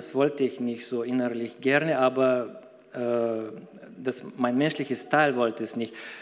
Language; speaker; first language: German; non-native, fluent; Bulgarian